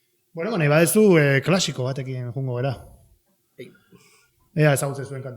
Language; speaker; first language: Basque; native; Basque